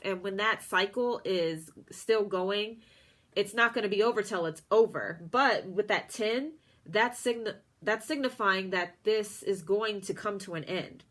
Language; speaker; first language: English; native; English